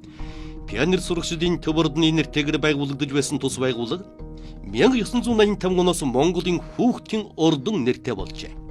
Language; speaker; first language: Mongolian; native; Mongolian